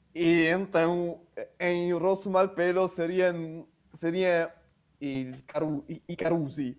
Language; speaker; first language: Portuguese; non-native, fluent; Italian